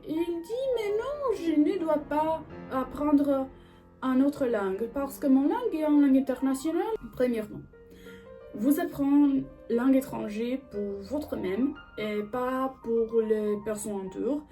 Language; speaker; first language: French; non-native, learner; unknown